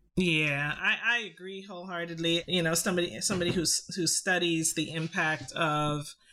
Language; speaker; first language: English; native; English